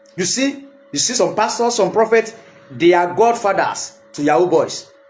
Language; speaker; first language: English; non-native, local second language; Yoruba